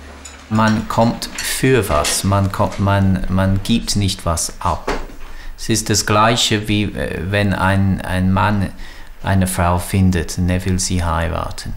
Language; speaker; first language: German; non-native, fluent; English